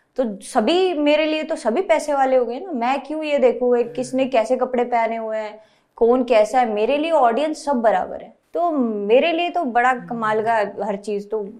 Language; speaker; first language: Hindi; native; Hindi